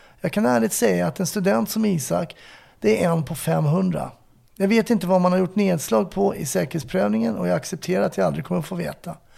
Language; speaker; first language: Swedish; native; Swedish